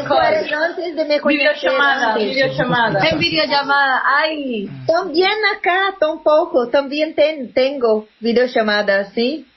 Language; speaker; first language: Spanish; non-native, learner; Portuguese